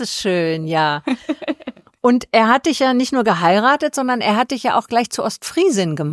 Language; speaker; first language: German; native; German